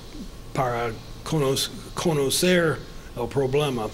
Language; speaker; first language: Spanish; non-native, fluent; English